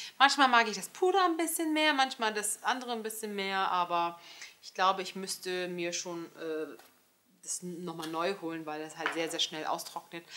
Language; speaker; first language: German; early bilingual, other home language; Turkish